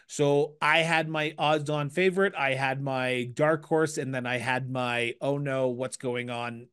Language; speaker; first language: English; native; English